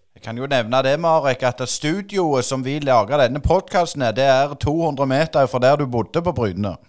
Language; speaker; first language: Norwegian; native; Norwegian